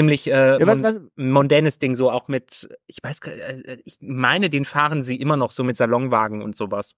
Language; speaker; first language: German; native; German